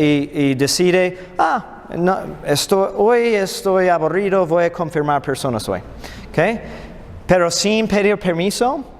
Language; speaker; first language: Spanish; non-native, fluent; English